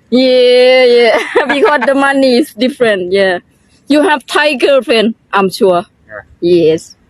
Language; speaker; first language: English; non-native, learner; Thai